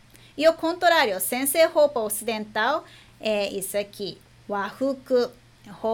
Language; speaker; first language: Portuguese; non-native, fluent; Japanese